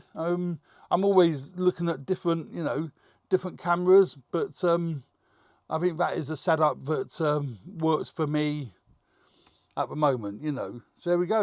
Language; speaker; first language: English; native; English